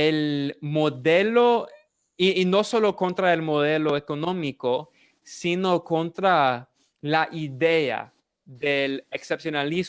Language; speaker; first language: Spanish; non-native, fluent; English